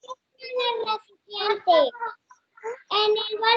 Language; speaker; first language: Spanish; native; Spanish